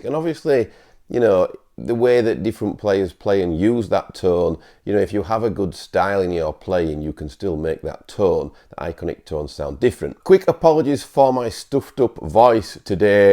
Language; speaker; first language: English; native; English